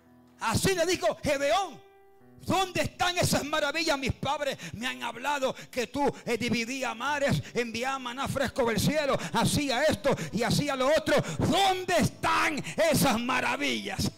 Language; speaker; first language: Spanish; native; Spanish